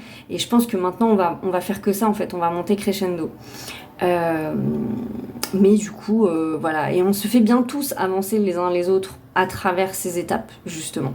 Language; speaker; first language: French; native; French